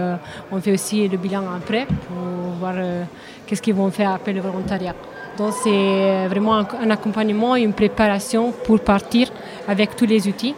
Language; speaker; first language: French; non-native, learner; Italian